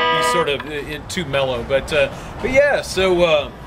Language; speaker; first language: English; native; English